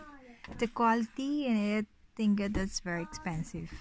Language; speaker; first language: English; non-native, fluent; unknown